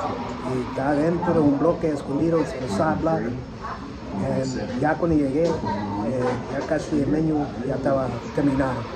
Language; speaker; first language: Spanish; early bilingual, heritage; English